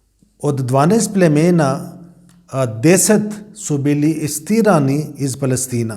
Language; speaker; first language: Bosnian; non-native, learner; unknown